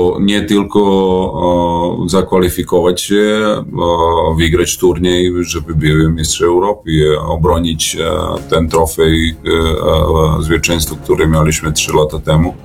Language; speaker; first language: Polish; non-native, learner; Serbian